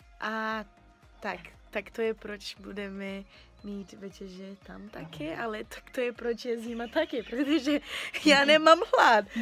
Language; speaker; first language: Czech; non-native, learner; Portuguese